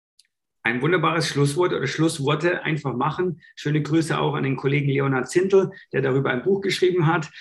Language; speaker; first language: German; native; German